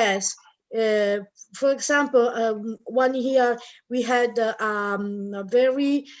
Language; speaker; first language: English; non-native, learner; Italian